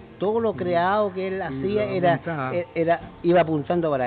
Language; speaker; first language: Spanish; native; Spanish